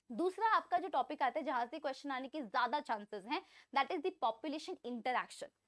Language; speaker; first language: Hindi; native; Hindi